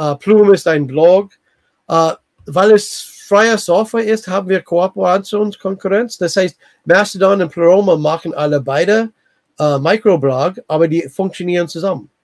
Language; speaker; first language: German; non-native, learner; English